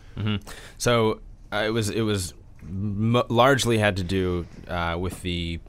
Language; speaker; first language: English; native; English